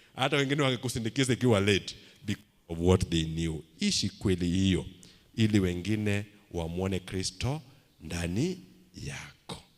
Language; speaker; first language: Swahili; non-native, local second language; Luo (Kenya and Tanzania)